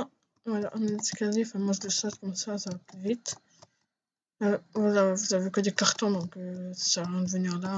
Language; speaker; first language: French; native; French